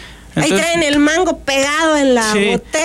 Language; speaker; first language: Spanish; native; Spanish